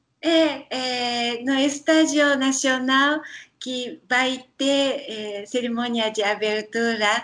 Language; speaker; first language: Portuguese; non-native, learner; Japanese